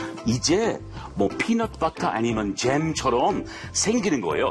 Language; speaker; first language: Korean; non-native, fluent; English